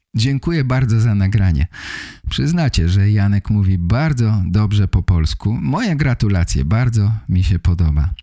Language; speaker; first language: Polish; native; Polish